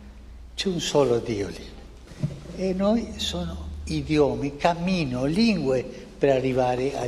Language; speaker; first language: Italian; non-native, fluent; Spanish